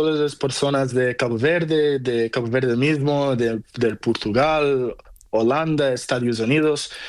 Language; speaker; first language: Spanish; non-native, learner; Portuguese